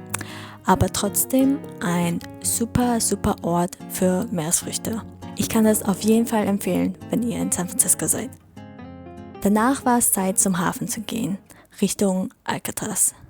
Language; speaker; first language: German; non-native, fluent; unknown